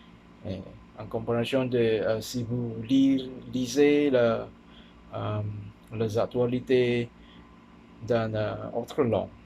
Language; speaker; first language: French; non-native, learner; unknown